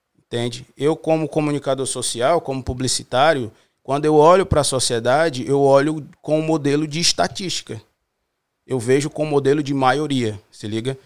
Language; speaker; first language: Portuguese; native; Portuguese